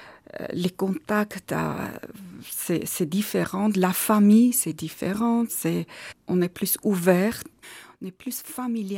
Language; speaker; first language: French; non-native, learner; Armenian